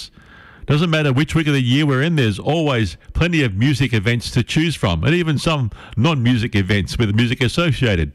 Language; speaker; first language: English; native; English